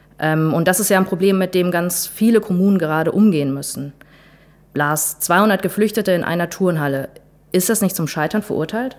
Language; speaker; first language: German; native; German